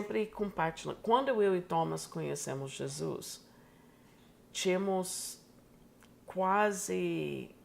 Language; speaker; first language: Portuguese; non-native, fluent; English